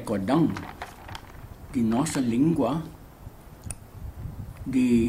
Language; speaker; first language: Portuguese; non-native, learner; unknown